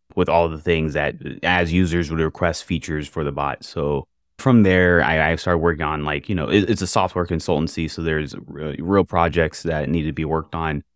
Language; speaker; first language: English; native; English